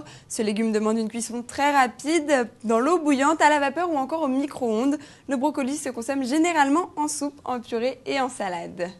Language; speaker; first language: French; native; French